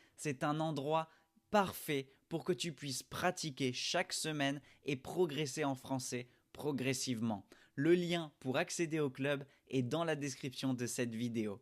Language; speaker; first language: French; native; French